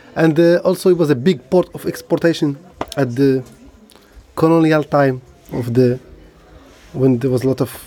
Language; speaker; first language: English; non-native, learner; Arabic